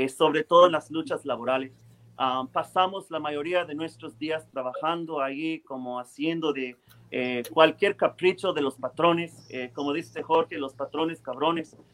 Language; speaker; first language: Spanish; early bilingual, heritage; Spanish